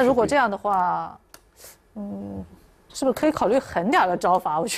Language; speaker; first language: Chinese; native; Chinese